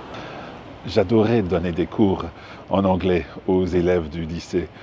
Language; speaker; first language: French; non-native, fluent; English